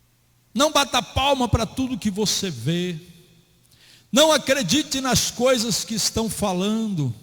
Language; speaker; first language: Portuguese; native; Portuguese